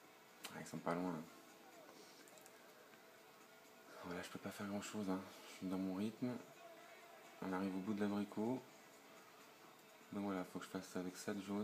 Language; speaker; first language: French; native; French